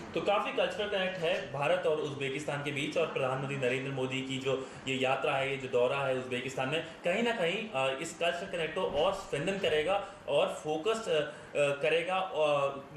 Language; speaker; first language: Hindi; native; Hindi